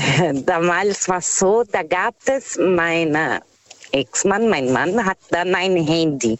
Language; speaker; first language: German; non-native, fluent; Portuguese